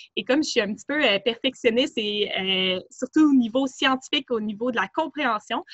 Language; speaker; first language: French; native; French